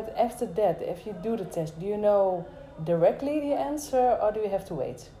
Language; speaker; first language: English; non-native, fluent; Dutch